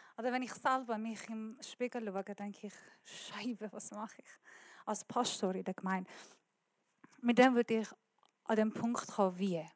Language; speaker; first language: German; non-native, learner; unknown